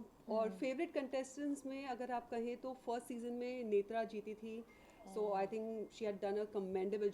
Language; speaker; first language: Hindi; native; Hindi